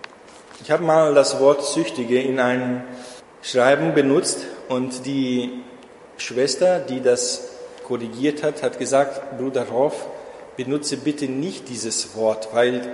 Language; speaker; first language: German; non-native, fluent; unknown